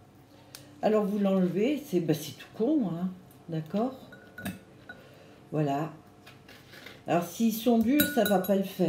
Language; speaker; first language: French; native; French